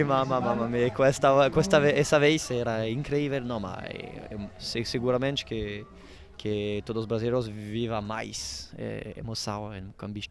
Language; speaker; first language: Portuguese; non-native, learner; Italian